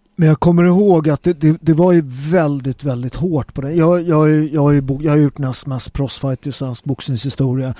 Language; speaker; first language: Swedish; native; Swedish